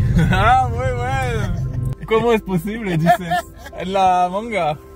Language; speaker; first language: Spanish; non-native, learner; French